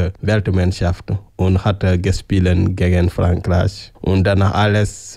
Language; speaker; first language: German; non-native, learner; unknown